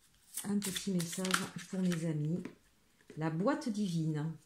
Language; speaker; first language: French; native; French